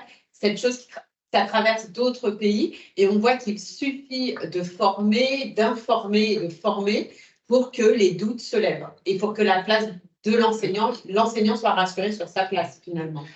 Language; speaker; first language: French; native; French